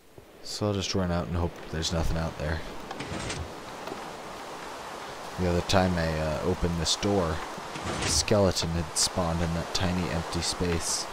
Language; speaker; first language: English; native; English